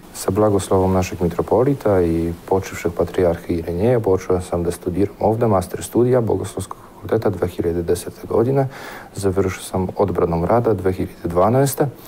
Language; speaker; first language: Serbian; non-native, fluent; Polish